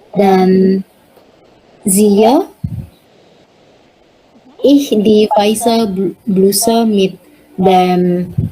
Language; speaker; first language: German; non-native, learner; Indonesian